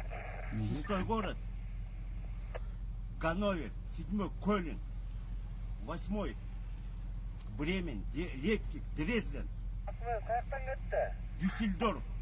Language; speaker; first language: Russian; non-native, local second language; Kyrgyz